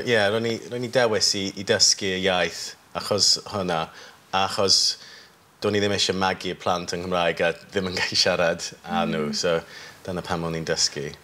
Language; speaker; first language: Welsh; non-native, learner; English